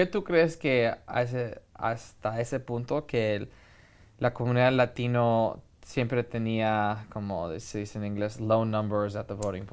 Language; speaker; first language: Spanish; early bilingual, heritage; Spanish